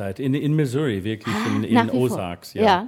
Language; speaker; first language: German; non-native, fluent; English